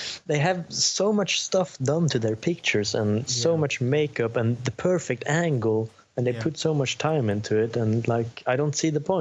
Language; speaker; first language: English; non-native, fluent; Norwegian